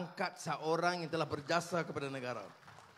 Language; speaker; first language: Malay; native; Malay